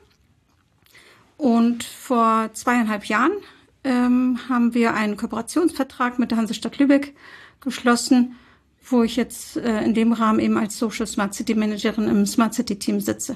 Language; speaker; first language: German; early bilingual, other home language; Turkish